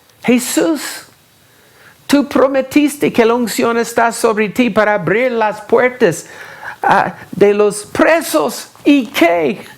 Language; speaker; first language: Spanish; non-native, fluent; English